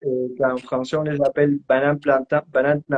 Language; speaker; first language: French; non-native, fluent; Spanish